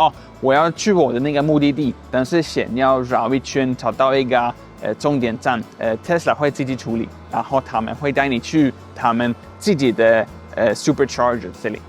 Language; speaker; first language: Chinese; non-native, fluent; Swedish